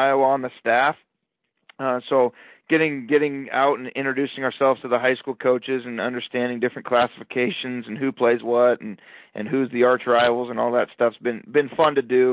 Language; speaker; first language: English; native; English